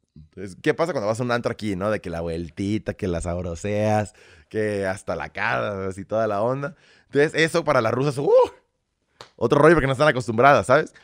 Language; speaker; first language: Spanish; early bilingual, other home language; Russian